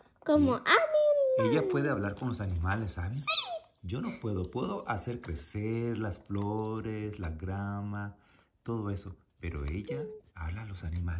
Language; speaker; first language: Spanish; early bilingual, heritage; Spanish